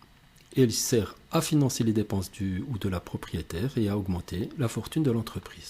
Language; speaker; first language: French; native; French